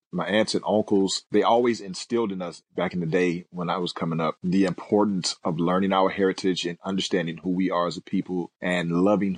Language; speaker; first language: English; native; English